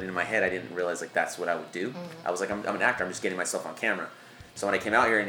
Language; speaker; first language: English; native; English